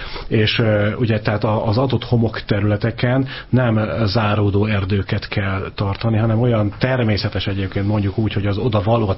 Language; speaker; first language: Hungarian; native; Hungarian